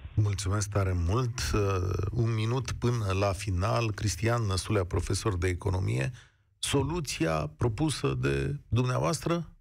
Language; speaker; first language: Romanian; native; Romanian